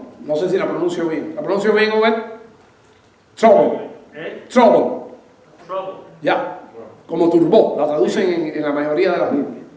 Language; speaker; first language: Spanish; native; Spanish